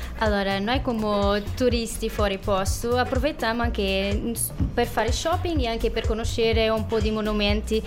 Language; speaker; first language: Italian; non-native, learner; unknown